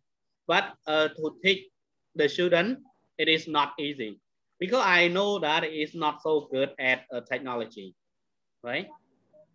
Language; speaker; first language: English; non-native, fluent; Khmer